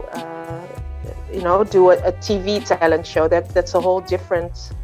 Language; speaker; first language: English; early bilingual, other home language; Indonesian